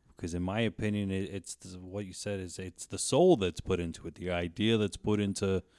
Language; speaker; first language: English; native; English